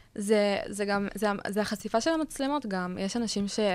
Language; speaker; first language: Hebrew; early bilingual, other home language; English